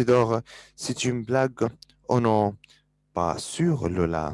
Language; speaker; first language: French; non-native, fluent; Arabic